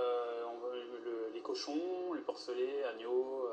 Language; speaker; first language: French; native; French